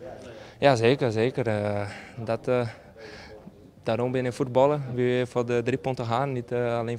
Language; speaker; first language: Dutch; non-native, fluent; Portuguese